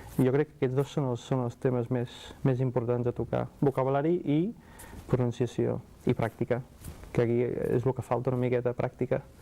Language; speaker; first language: Catalan; non-native, fluent; English